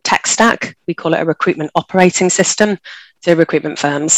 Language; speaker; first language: English; native; English